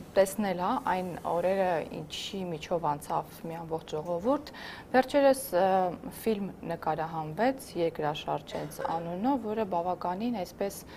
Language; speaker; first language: Armenian; native; Armenian